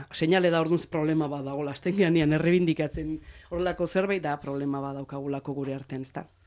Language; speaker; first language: Basque; native; Basque